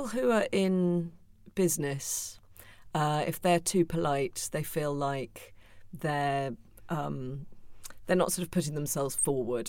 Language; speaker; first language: English; native; English